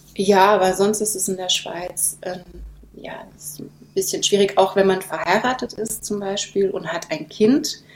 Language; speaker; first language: German; native; German